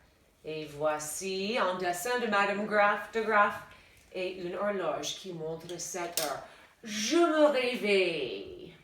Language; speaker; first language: French; non-native, fluent; English